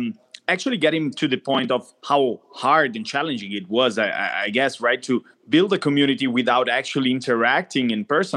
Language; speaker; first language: English; non-native, fluent; Italian